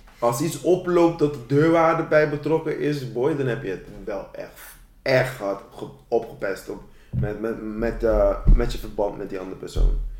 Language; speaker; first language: Dutch; non-native, local second language; Papiamento